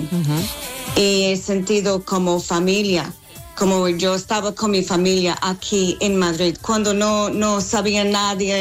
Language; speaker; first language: Spanish; non-native, fluent; English